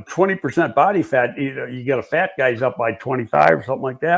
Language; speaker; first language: English; native; English